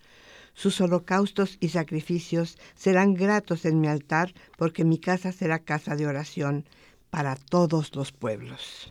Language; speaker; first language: Spanish; native; Spanish